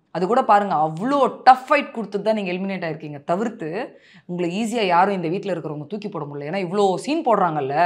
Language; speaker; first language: Tamil; native; Tamil